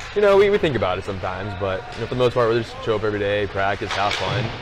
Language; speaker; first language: English; native; English